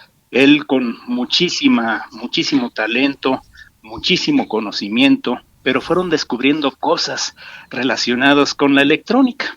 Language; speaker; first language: Spanish; native; Spanish